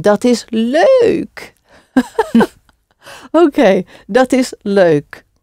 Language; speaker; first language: Dutch; non-native, fluent; English